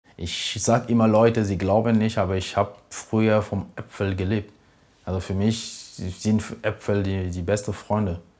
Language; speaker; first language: German; non-native, fluent; French